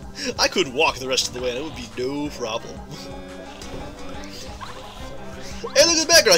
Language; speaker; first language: English; native; English